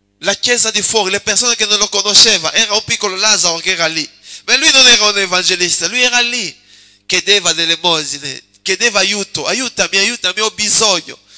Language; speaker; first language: Italian; non-native, fluent; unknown